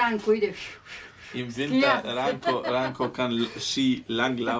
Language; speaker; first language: German; non-native, fluent; Serbian